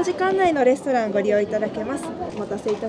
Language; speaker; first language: Japanese; native; Japanese